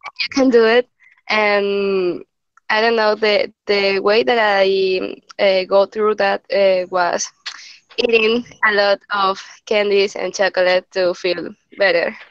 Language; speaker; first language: English; non-native, learner; Spanish